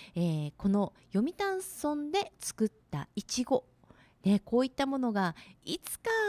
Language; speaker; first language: Japanese; native; Japanese